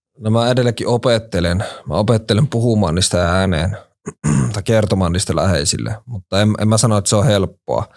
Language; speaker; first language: Finnish; native; Finnish